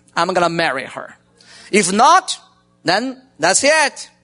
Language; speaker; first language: English; non-native, learner; Chinese